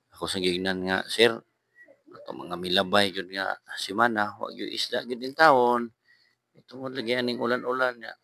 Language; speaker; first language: Cebuano; native; Cebuano